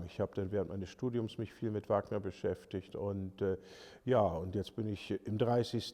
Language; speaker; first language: German; native; German